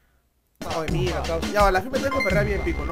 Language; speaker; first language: Spanish; native; Spanish